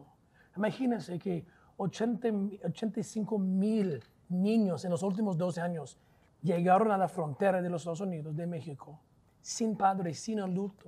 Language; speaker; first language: Spanish; non-native, fluent; English